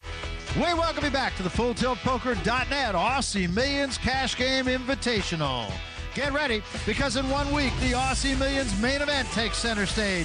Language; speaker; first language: English; native; English